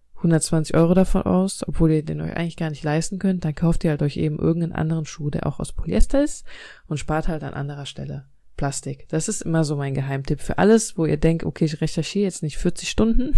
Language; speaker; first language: German; native; German